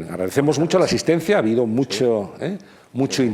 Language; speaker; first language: Spanish; native; Spanish